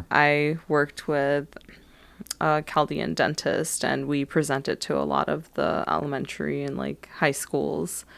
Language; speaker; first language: English; native; English